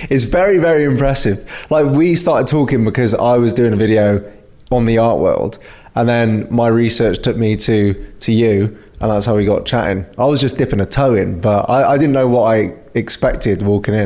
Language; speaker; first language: English; native; English